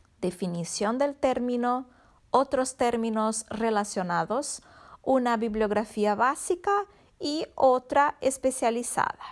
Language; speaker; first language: Spanish; non-native, fluent; Portuguese